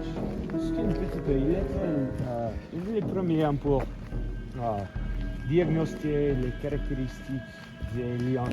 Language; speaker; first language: French; non-native, learner; English